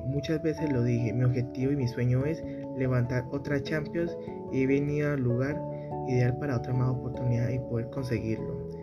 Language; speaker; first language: Spanish; native; Spanish